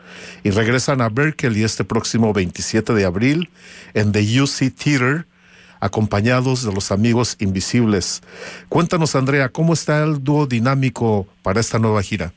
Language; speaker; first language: Spanish; native; Spanish